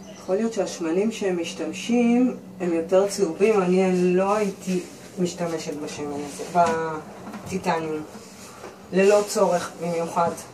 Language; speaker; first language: Hebrew; native; Hebrew